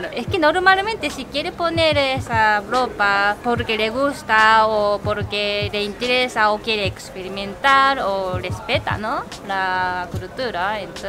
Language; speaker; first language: Spanish; non-native, learner; Japanese